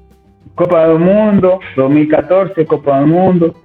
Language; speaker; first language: Portuguese; non-native, learner; Spanish